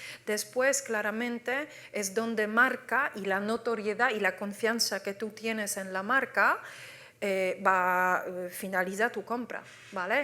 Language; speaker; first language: Spanish; non-native, fluent; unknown